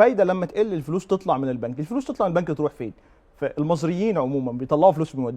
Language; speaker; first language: Arabic; native; Arabic